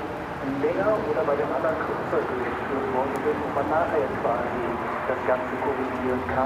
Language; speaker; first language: German; native; German